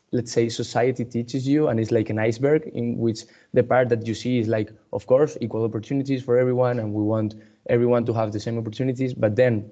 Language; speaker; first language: English; non-native, fluent; Spanish